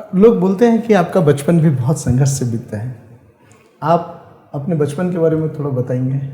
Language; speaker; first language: Hindi; native; Hindi